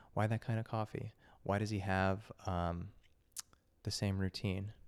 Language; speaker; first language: English; native; English